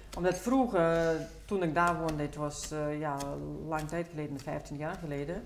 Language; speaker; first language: Dutch; non-native, fluent; Russian